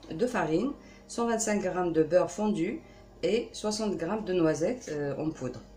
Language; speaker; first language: French; non-native, local second language; Arabic